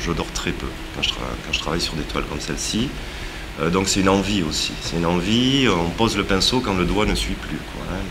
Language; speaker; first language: French; native; French